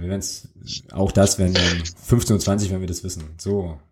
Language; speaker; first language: German; native; German